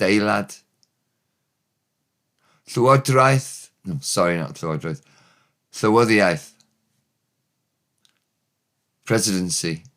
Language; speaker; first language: Welsh; non-native, learner; English